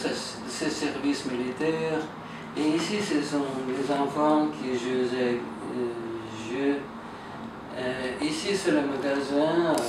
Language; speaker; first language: French; non-native, fluent; Russian